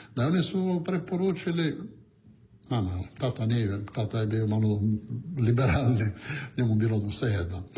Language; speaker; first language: Croatian; non-native, local second language; Italian